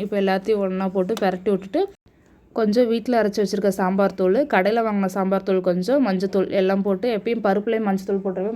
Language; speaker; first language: Tamil; native; Tamil